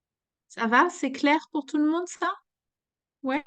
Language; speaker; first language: French; native; French